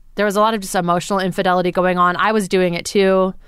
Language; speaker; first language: English; native; English